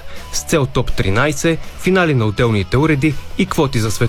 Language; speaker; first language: Bulgarian; native; Bulgarian